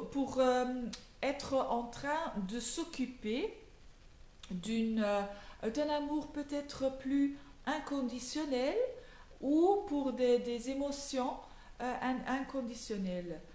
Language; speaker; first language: French; non-native, local second language; Dutch